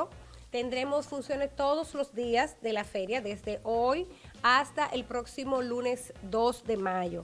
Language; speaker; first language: Spanish; native; Spanish